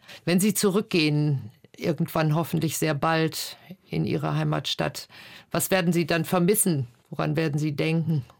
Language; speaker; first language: German; native; German